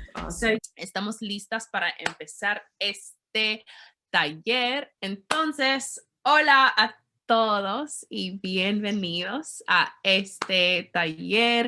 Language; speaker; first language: Spanish; non-native, learner; English